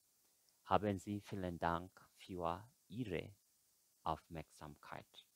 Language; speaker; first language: German; non-native, fluent; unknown